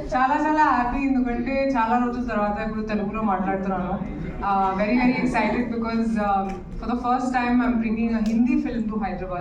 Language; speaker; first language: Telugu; non-native, fluent; Hindi